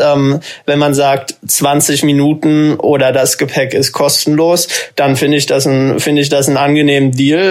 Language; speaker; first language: German; native; German